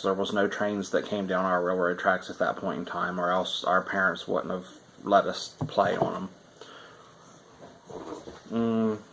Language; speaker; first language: English; native; English